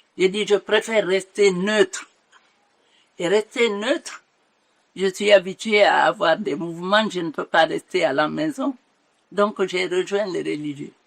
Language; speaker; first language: French; non-native, local second language; Mandingo